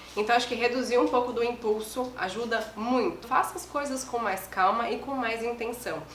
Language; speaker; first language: Portuguese; native; Portuguese